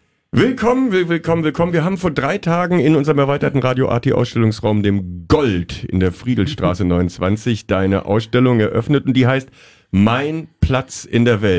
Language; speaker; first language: German; native; German